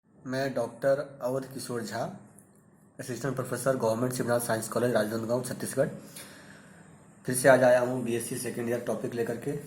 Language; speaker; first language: Hindi; native; Hindi